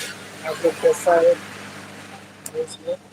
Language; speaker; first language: Hindi; non-native, local second language; Kok Borok